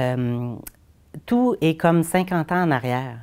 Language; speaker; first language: French; native; French